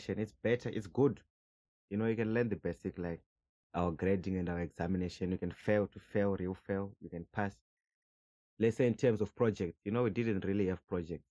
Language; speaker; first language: English; non-native, local second language; Shona